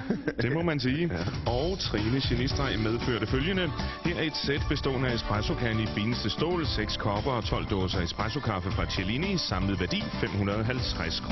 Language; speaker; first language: Danish; native; Danish